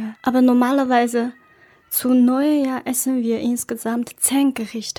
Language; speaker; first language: German; non-native, learner; Chinese